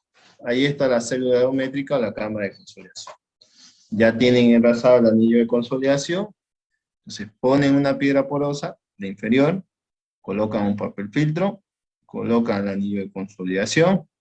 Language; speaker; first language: Spanish; native; Spanish